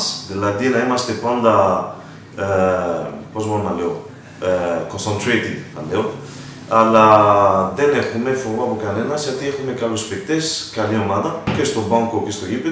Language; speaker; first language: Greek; non-native, learner; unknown